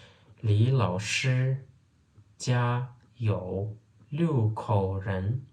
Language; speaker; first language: Chinese; non-native, fluent; Turkmen